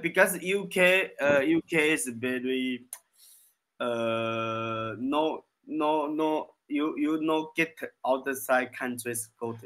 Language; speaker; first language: English; non-native, learner; Chinese